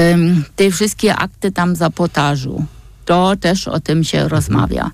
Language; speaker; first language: Polish; non-native, fluent; German